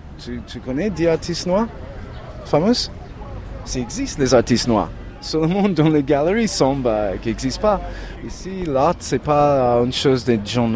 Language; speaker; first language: French; non-native, learner; English